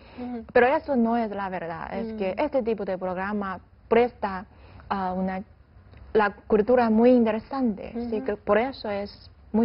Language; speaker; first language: Spanish; non-native, fluent; Chinese